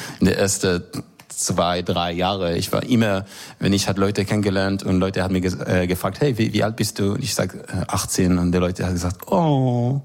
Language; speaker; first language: German; non-native, learner; Hebrew